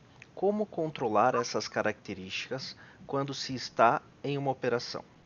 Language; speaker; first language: Portuguese; native; Portuguese